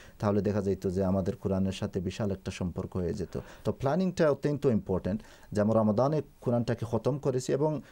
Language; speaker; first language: Bangla; native; Bangla